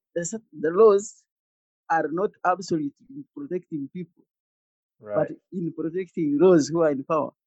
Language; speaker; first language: English; non-native, local second language; Ganda